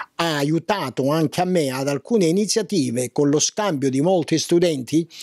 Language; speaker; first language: Italian; native; Italian